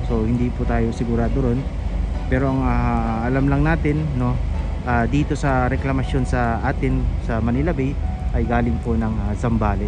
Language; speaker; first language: Filipino; native; Filipino